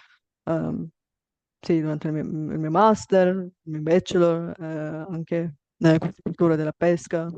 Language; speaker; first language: Italian; non-native, fluent; Bulgarian